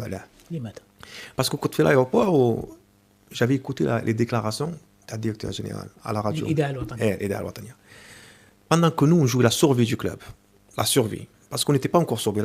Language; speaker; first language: French; native; French